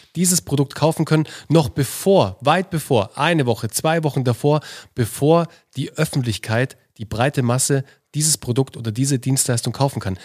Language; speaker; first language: German; native; German